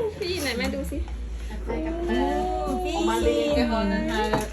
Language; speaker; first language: Swedish; non-native, learner; Thai